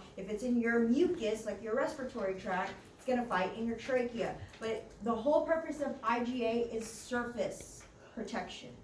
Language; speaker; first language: English; native; English